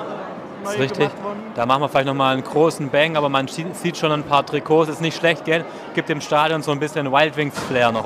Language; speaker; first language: German; native; German